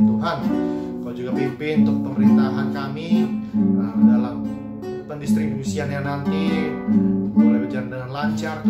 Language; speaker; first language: Indonesian; native; Indonesian